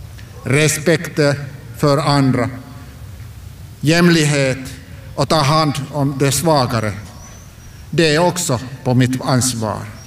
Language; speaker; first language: Swedish; non-native, local second language; Finnish